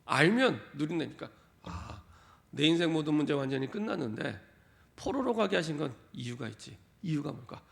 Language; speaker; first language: Korean; native; Korean